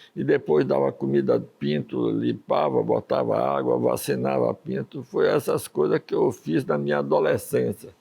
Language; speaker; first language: Portuguese; early bilingual, other home language; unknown